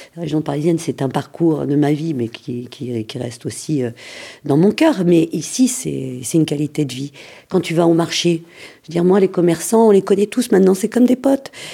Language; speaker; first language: French; early bilingual, other home language; Arabic